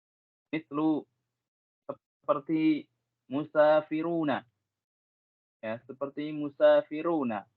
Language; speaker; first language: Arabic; non-native, fluent; Indonesian